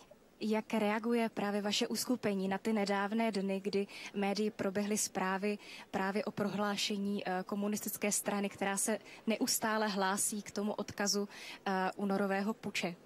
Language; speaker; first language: Czech; native; Czech